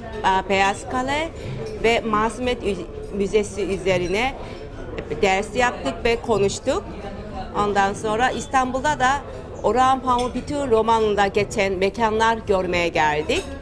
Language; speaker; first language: Turkish; non-native, fluent; Korean